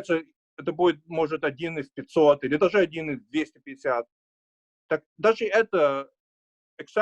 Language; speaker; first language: Russian; early bilingual, heritage; Russian